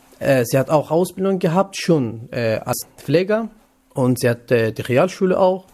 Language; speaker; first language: German; non-native, learner; Kurdish